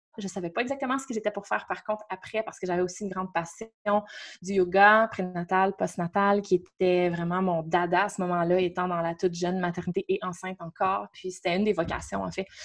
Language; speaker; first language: French; native; French